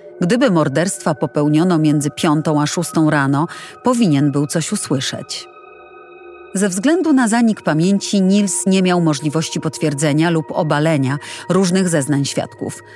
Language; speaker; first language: Polish; native; Polish